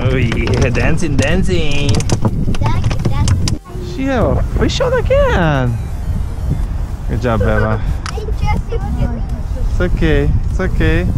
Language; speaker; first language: English; non-native, learner; Ukrainian